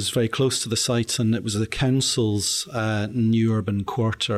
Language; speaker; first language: English; native; English